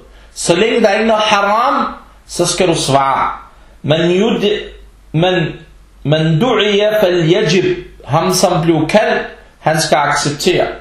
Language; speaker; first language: Danish; early bilingual, other home language; Arabic